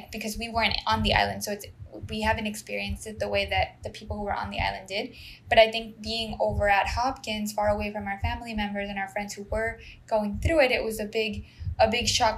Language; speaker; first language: English; non-native, fluent; Spanish